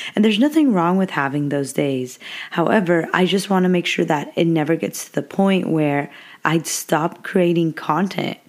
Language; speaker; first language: English; early bilingual, other home language; Spanish